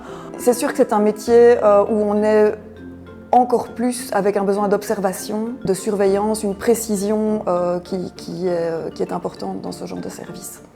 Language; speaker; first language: French; native; French